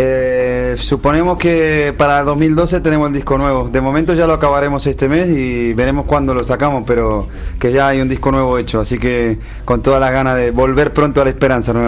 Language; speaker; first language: Spanish; native; Spanish